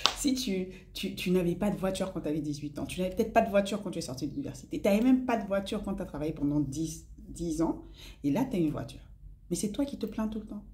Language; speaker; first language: French; non-native, local second language; Lingala